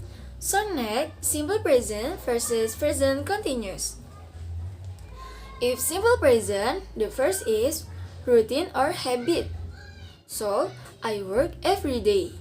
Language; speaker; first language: English; non-native, learner; Indonesian